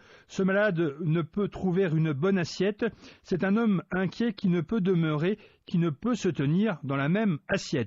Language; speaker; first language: French; native; French